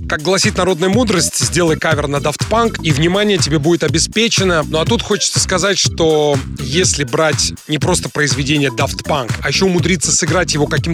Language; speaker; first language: Russian; native; Russian